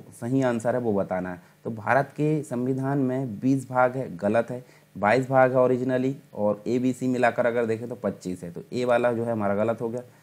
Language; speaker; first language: Hindi; native; Hindi